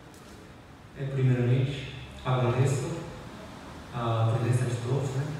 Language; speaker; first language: Portuguese; non-native, fluent; Japanese